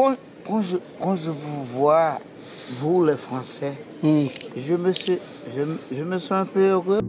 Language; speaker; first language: French; non-native, learner; Portuguese